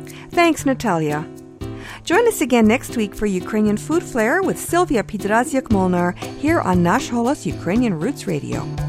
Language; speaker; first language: English; early bilingual, other home language; Ukrainian